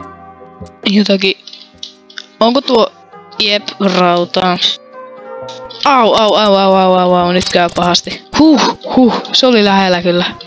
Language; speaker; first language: Finnish; native; Finnish